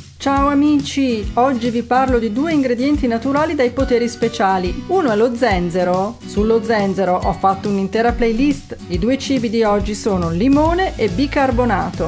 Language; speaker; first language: Italian; native; Italian